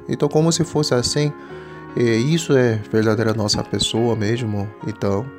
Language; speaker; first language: Portuguese; non-native, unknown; Korean